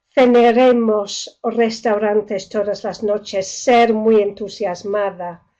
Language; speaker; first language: Spanish; non-native, fluent; English